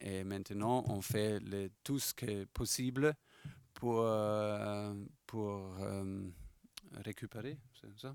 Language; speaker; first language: French; non-native, fluent; German